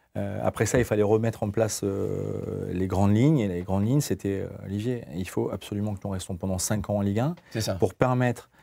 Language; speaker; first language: French; native; French